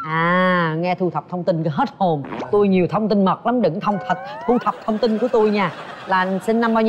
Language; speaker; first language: Vietnamese; native; Vietnamese